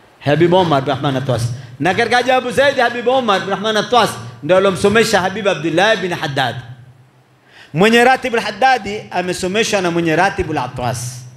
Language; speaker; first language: Swahili; native; Swahili